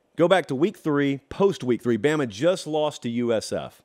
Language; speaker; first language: English; native; English